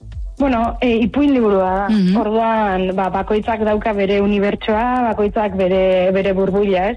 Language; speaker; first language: Basque; native; Basque